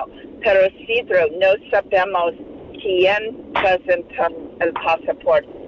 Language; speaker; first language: Spanish; non-native, learner; English